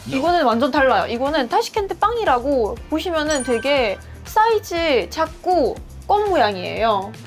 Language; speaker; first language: Korean; non-native, fluent; Russian